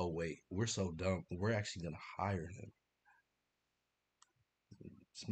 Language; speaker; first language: English; native; English